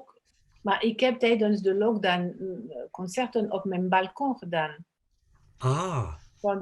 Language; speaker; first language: Dutch; non-native, fluent; French